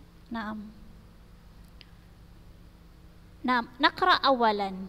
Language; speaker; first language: Arabic; non-native, fluent; Indonesian